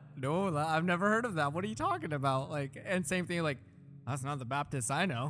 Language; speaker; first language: English; early bilingual, other home language; Russian